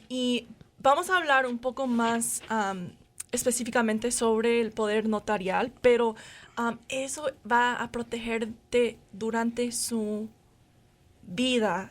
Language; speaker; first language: Spanish; non-native, fluent; English